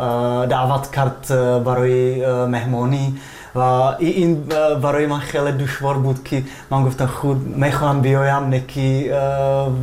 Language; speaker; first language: Persian; non-native, fluent; Czech